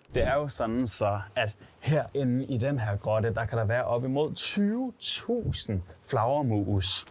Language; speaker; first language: Danish; native; Danish